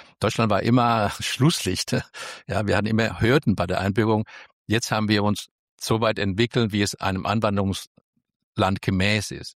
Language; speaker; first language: German; early bilingual, other home language; Spanish